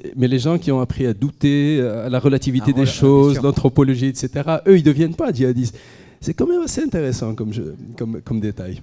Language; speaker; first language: French; non-native, local second language; Arabic